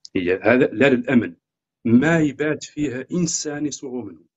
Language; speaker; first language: Arabic; native; Arabic